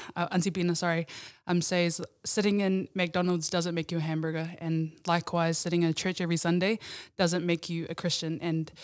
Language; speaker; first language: English; early bilingual, other home language; Samoan